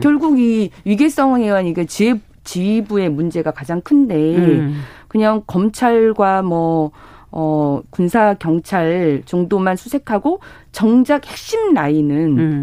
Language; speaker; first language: Korean; native; Korean